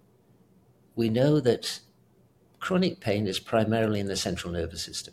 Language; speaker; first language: English; native; English